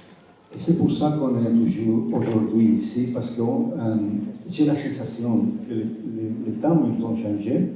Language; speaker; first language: French; non-native, fluent; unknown